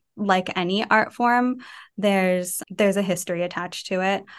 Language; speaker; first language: English; native; English